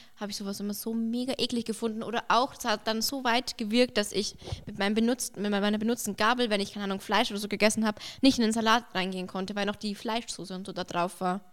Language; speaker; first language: German; early bilingual, other home language; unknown